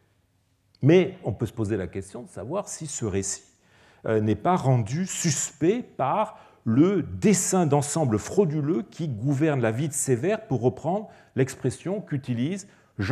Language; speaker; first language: French; native; French